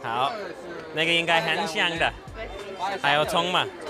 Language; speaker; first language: Chinese; non-native, learner; English